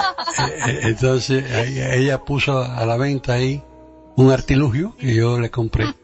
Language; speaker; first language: Spanish; native; Spanish